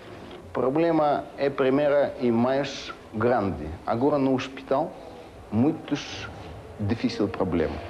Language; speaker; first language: Portuguese; non-native, learner; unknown